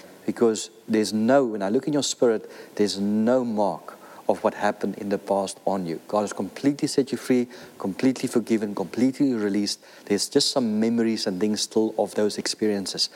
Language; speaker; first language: English; non-native, local second language; Afrikaans